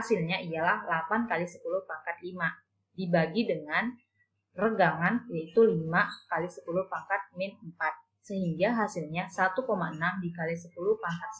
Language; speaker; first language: Indonesian; native; Indonesian